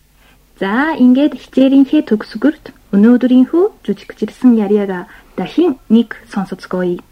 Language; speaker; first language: Mongolian; non-native, fluent; Japanese